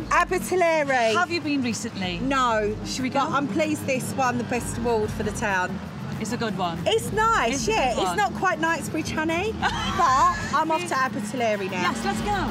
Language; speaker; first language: English; native; English